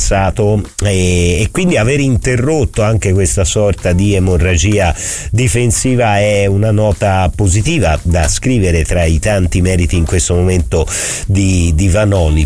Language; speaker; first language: Italian; native; Italian